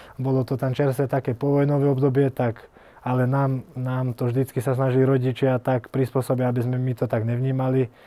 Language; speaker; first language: Slovak; early bilingual, heritage; Slovak